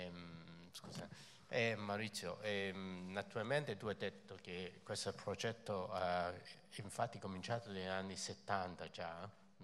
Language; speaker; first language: Italian; non-native, fluent; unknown